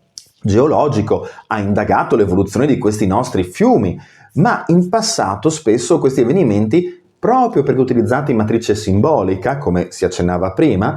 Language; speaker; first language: Italian; native; Italian